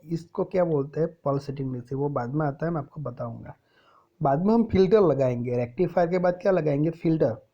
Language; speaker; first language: Hindi; non-native, local second language; Gujarati